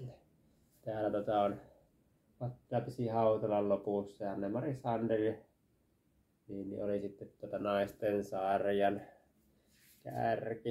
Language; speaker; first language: Finnish; native; Finnish